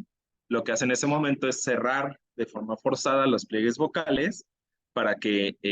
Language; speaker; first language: Spanish; native; Spanish